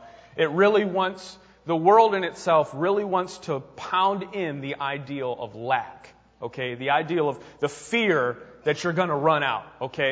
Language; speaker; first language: English; native; English